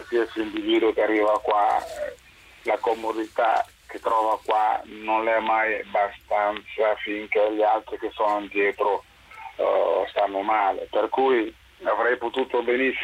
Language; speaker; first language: Italian; non-native, fluent; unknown